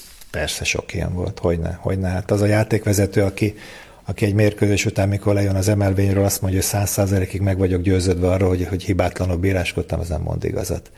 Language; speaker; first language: Hungarian; native; Hungarian